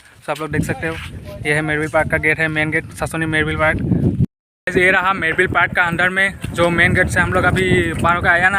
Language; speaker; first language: Hindi; non-native, local second language; Assamese